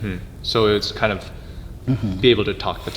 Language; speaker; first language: English; native; English